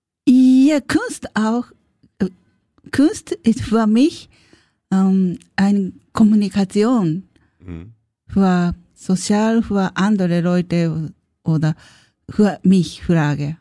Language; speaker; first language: German; non-native, learner; Japanese